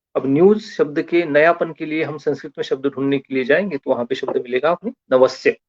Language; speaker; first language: Hindi; non-native, local second language; Marathi